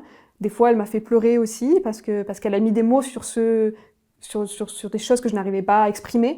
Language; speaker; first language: French; native; French